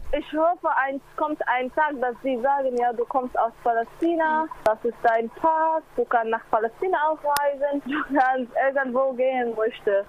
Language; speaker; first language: German; non-native, learner; Arabic